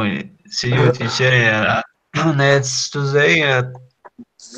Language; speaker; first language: English; non-native, learner; Spanish